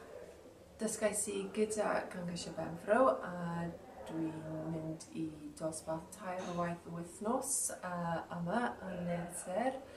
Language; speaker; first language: Welsh; non-native, learner; English